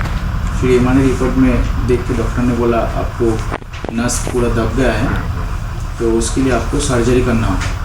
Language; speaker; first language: Hindi; non-native, local second language; Bangla